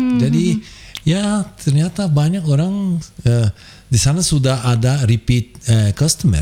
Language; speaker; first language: Indonesian; non-native, fluent; Portuguese